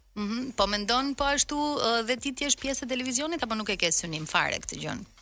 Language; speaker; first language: Albanian; native; Albanian